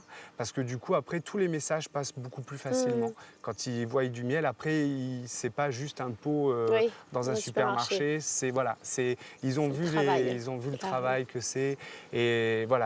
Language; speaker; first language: French; native; French